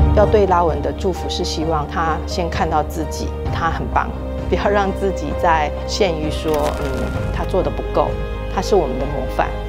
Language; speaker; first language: Chinese; native; Chinese